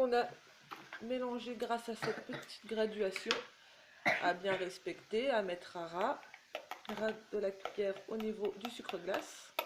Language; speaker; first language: French; native; French